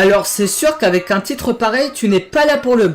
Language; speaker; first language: French; native; French